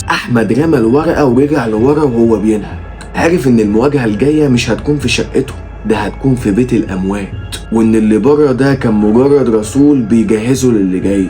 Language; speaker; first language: Arabic; native; Arabic